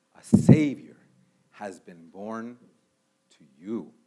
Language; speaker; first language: English; early bilingual, other home language; Spanish